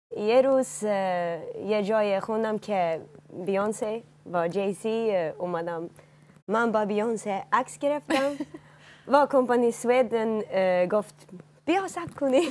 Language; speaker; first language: Persian; early bilingual, heritage; Swedish